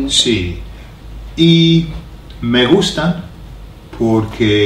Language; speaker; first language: Spanish; non-native, learner; English